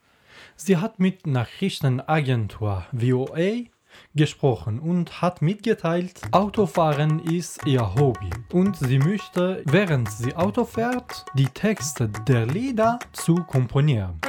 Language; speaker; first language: German; non-native, learner; Persian